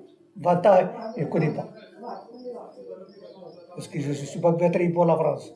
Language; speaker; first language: French; non-native, learner; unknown